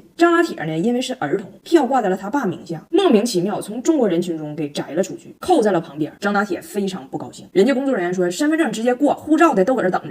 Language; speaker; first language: Chinese; native; Chinese